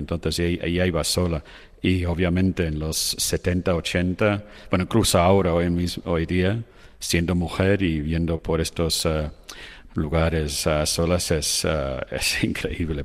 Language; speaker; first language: Spanish; non-native, fluent; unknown